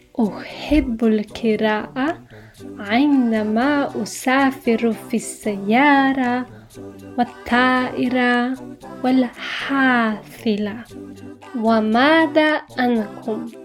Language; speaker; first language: Arabic; non-native, fluent; Polish